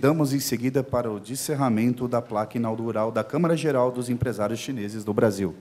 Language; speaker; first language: Portuguese; native; Portuguese